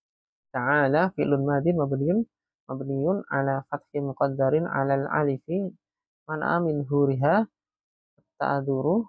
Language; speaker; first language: Arabic; non-native, fluent; Indonesian